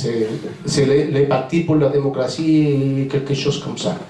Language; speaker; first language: French; non-native, fluent; Spanish